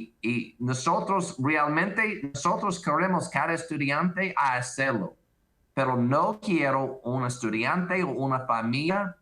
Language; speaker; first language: Spanish; non-native, learner; English